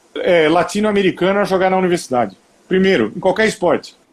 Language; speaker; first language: Portuguese; native; Portuguese